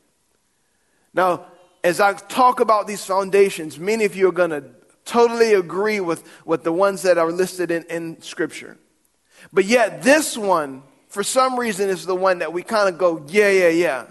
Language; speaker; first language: English; native; English